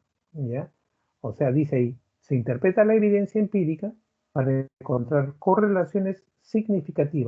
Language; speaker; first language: Spanish; native; Spanish